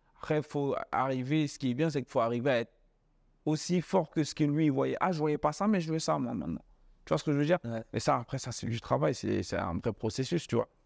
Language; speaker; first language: French; early bilingual, other home language; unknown